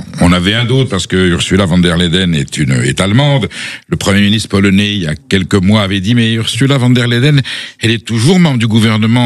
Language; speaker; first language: French; native; French